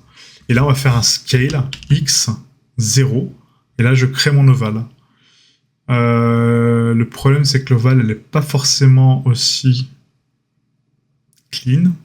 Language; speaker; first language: French; native; French